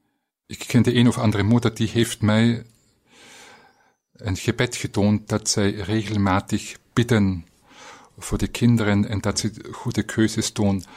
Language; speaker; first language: Dutch; non-native, fluent; German